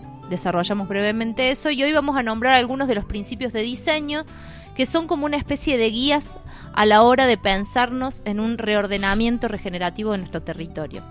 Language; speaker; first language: Spanish; native; Spanish